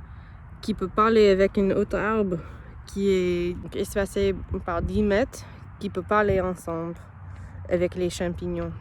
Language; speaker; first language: French; non-native, learner; English